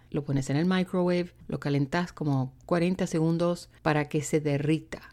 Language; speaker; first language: Spanish; native; Spanish